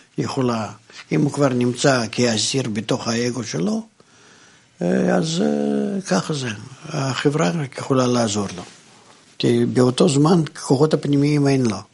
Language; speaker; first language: Hebrew; non-native, fluent; Russian